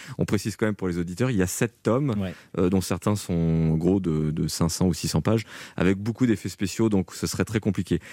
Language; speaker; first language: French; native; French